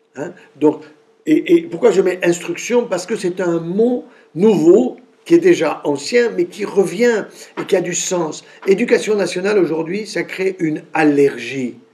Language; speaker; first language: French; native; French